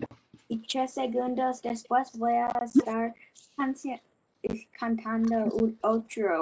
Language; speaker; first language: Spanish; non-native, learner; English